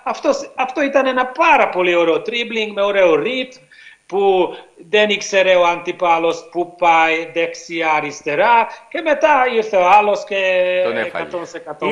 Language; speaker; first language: Greek; non-native, learner; Hungarian